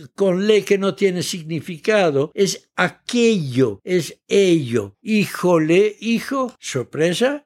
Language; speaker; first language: Spanish; early bilingual, heritage; Dutch